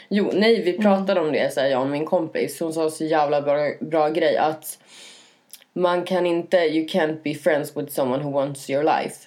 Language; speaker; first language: Swedish; native; Swedish